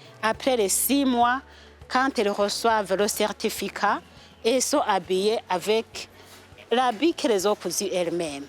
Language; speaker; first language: French; non-native, local second language; Rundi